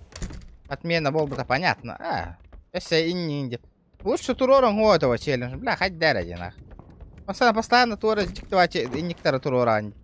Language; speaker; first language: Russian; non-native, local second language; Yakut